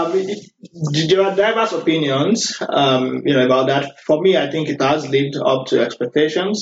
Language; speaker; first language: English; non-native, local second language; Yoruba